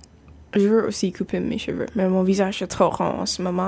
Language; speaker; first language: French; non-native, fluent; English